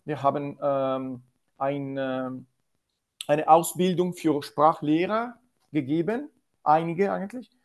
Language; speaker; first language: German; non-native, learner; Italian